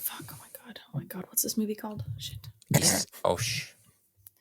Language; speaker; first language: English; native; English